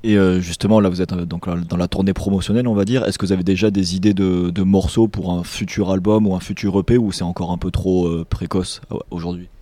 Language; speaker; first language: French; native; French